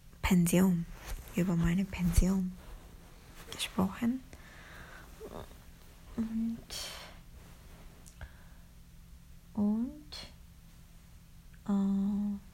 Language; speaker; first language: German; non-native, learner; Japanese